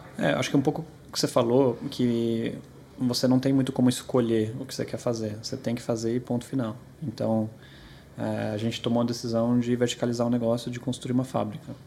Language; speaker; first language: Portuguese; early bilingual, other home language; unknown